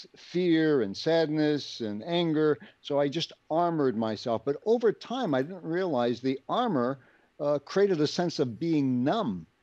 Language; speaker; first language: English; native; English